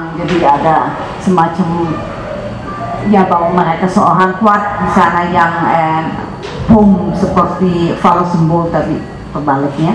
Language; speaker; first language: Indonesian; non-native, fluent; Dutch